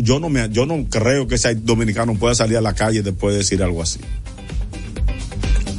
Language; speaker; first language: Spanish; native; Spanish